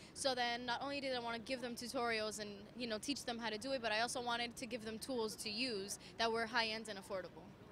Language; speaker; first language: English; early bilingual, other home language; Spanish